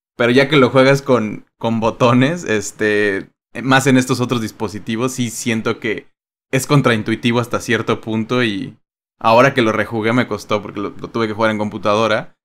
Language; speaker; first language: Spanish; native; Spanish